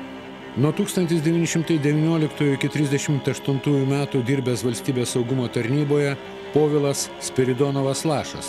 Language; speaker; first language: Lithuanian; native; Lithuanian